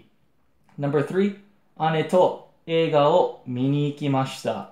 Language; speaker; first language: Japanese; non-native, fluent; English